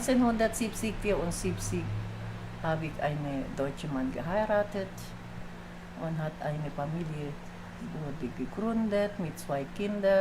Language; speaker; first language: German; non-native, learner; Filipino